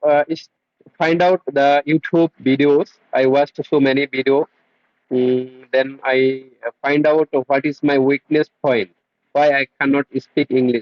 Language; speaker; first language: English; non-native, learner; Bangla